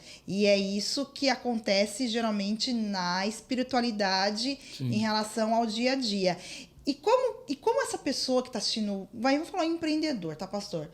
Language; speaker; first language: Portuguese; native; Portuguese